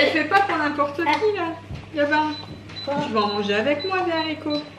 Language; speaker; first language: French; native; French